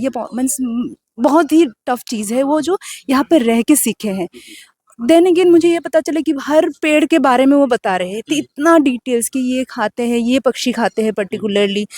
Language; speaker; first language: Hindi; non-native, local second language; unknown